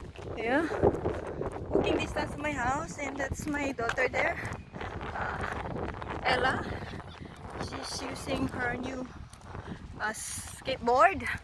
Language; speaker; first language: English; non-native, local second language; Filipino